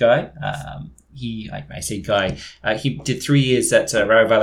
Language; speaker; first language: English; native; English